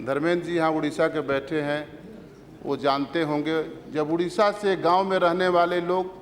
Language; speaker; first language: Hindi; native; Hindi